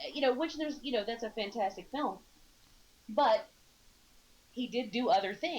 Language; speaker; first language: English; native; English